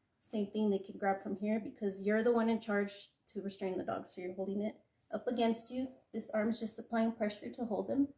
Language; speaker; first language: English; native; English